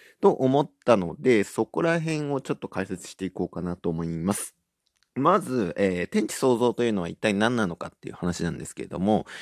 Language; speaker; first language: Japanese; native; Japanese